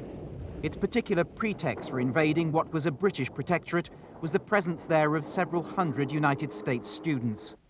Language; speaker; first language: English; native; English